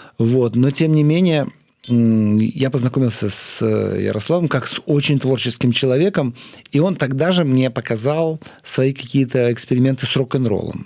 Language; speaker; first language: Russian; native; Russian